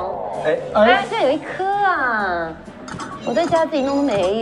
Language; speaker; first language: Chinese; native; Chinese